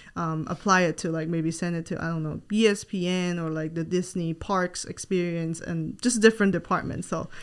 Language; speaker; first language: English; non-native, local second language; Cantonese